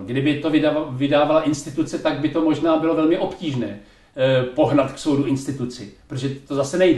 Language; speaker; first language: Czech; native; Czech